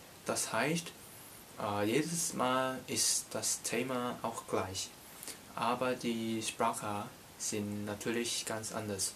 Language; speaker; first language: German; non-native, learner; Cantonese